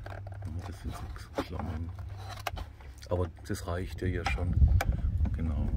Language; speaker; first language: German; native; German